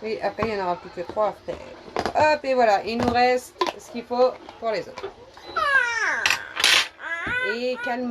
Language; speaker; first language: French; native; French